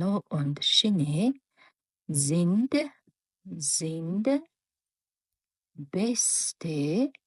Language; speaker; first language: German; non-native, fluent; Mongolian